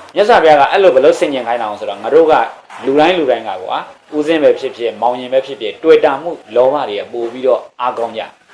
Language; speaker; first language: Burmese; native; Burmese